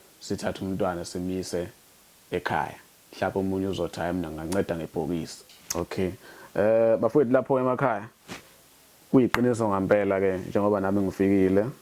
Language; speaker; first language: Zulu; native; Zulu